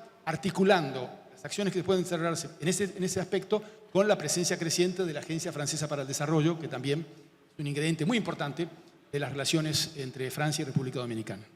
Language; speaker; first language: Spanish; native; Spanish